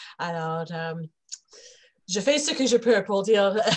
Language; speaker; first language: French; non-native, local second language; English